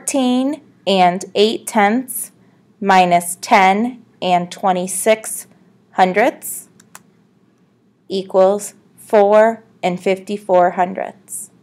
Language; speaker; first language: English; native; English